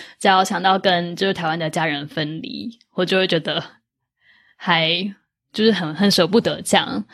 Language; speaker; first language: Chinese; native; Chinese